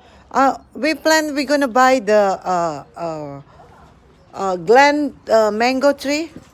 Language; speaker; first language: English; non-native, learner; Indonesian